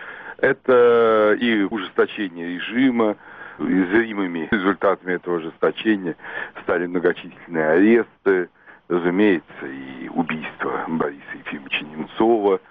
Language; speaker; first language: Russian; native; Russian